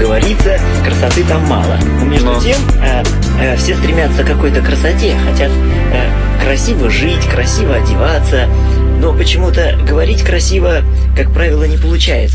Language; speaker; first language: Russian; native; Russian